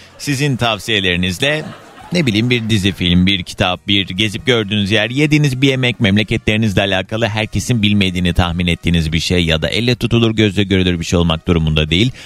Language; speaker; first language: Turkish; native; Turkish